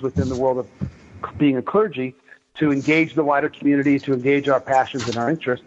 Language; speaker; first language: English; native; English